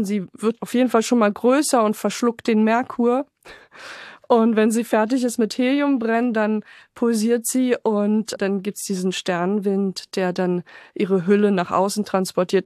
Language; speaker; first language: German; native; German